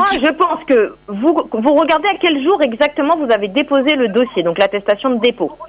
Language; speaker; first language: French; native; French